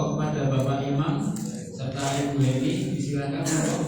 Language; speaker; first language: Indonesian; native; Indonesian